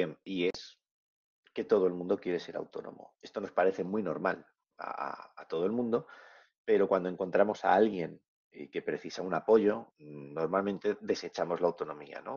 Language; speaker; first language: Spanish; native; Spanish